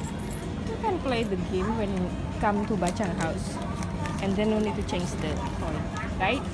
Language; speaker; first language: English; non-native, learner; Indonesian